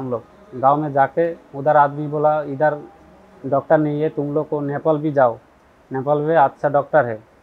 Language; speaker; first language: Hindi; non-native, local second language; Bangla